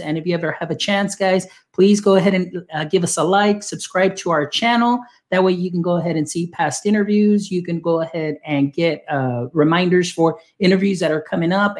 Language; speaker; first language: English; early bilingual, other home language; Spanish